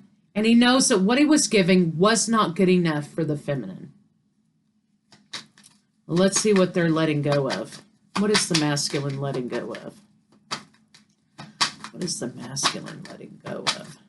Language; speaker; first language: English; native; English